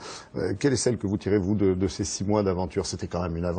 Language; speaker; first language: French; native; French